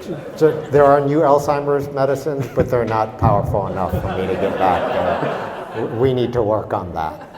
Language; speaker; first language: English; native; English